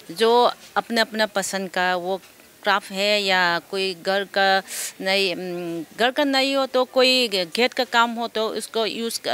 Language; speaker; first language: Hindi; non-native, local second language; Manipuri